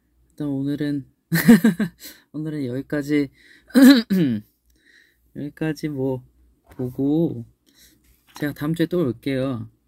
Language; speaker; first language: Korean; native; Korean